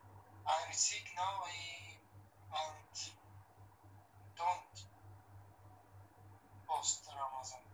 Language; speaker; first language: English; non-native, learner; Romany